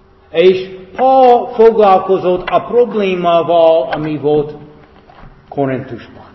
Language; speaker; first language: Hungarian; non-native, fluent; English